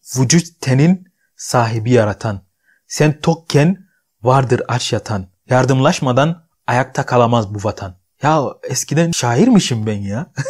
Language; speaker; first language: Turkish; non-native, fluent; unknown